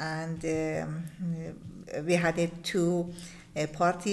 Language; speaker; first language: English; non-native, learner; Persian